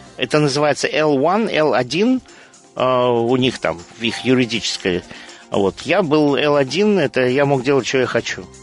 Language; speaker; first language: Russian; early bilingual, heritage; Russian